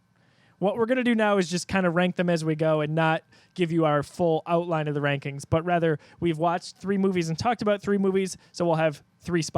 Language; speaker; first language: English; native; English